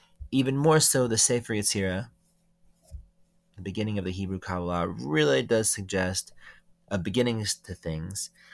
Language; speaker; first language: English; native; English